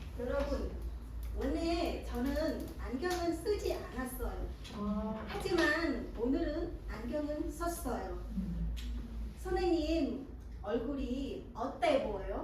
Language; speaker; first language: Korean; non-native, fluent; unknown